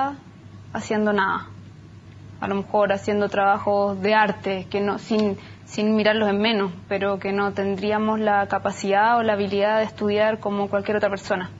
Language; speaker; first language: Spanish; native; Spanish